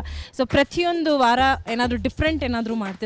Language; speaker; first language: Kannada; native; Kannada